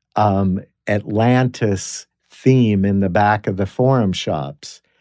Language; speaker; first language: English; native; English